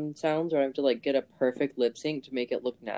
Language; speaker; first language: English; native; English